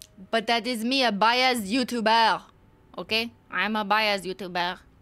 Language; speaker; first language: English; native; English